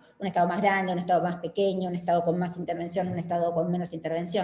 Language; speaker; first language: Spanish; native; Spanish